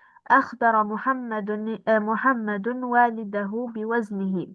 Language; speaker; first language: Arabic; non-native, learner; Albanian